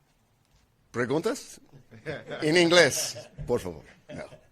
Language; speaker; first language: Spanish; non-native, learner; English